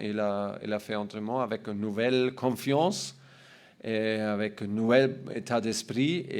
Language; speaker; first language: French; non-native, learner; German